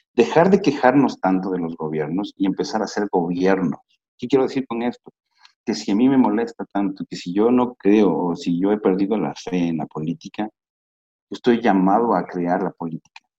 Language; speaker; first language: Spanish; native; Spanish